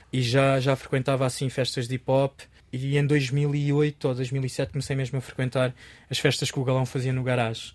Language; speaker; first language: Portuguese; early bilingual, other home language; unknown